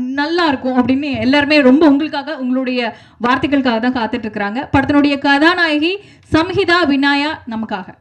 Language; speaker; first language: Tamil; native; Tamil